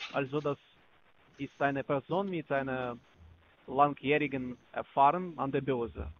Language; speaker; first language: German; non-native, learner; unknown